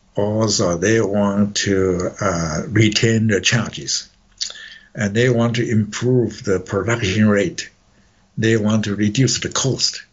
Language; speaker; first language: English; non-native, fluent; Chinese